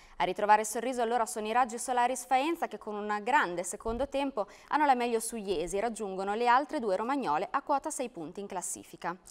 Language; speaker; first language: Italian; native; Italian